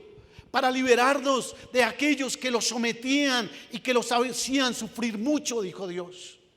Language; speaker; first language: Spanish; native; Spanish